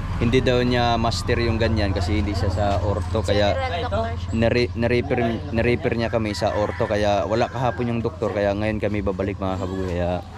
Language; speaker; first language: Filipino; native; Filipino